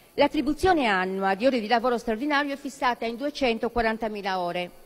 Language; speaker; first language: Italian; native; Italian